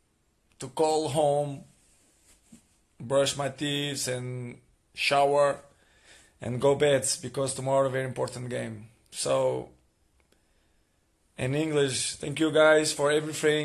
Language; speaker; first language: English; non-native, learner; Portuguese